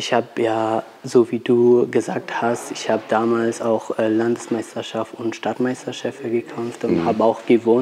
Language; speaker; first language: German; non-native, fluent; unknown